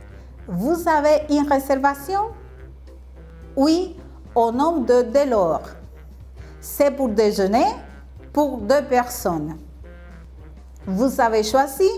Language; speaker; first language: French; non-native, fluent; Spanish